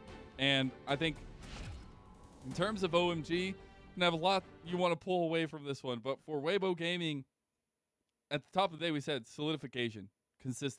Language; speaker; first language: English; native; English